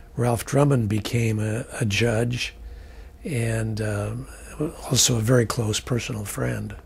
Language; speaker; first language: English; native; English